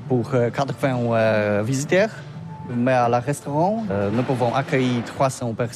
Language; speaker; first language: French; non-native, learner; Polish